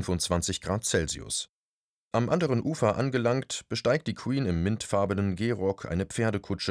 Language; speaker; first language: German; native; German